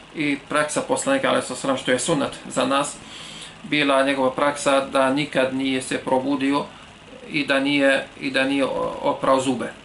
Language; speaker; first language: Serbian; non-native, fluent; Arabic